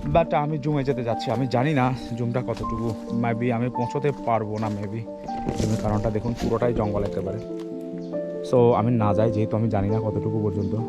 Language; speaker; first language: Bangla; native; Bangla